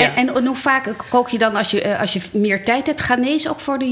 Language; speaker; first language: Dutch; native; Dutch